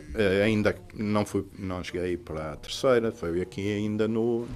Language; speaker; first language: Portuguese; native; Portuguese